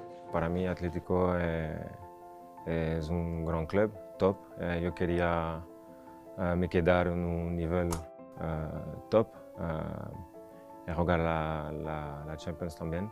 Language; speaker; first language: Spanish; non-native, learner; French